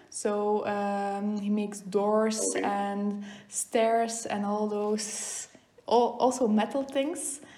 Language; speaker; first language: English; non-native, fluent; Dutch